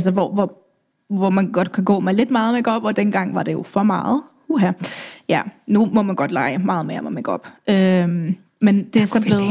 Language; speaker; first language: Danish; early bilingual, other home language; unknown